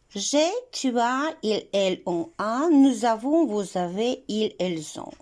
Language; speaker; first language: French; non-native, fluent; Ukrainian